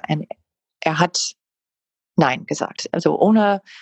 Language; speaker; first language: German; non-native, fluent; English